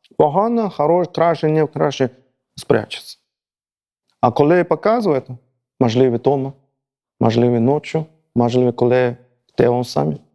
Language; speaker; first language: Ukrainian; non-native, learner; Chinese